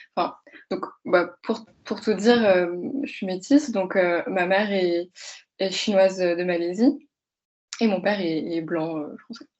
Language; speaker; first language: French; native; French